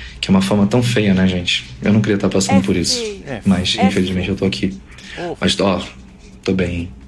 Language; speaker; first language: Portuguese; native; Portuguese